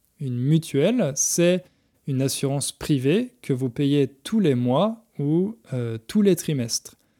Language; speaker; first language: French; native; French